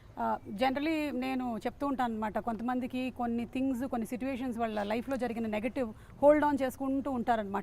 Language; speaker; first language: Telugu; native; Telugu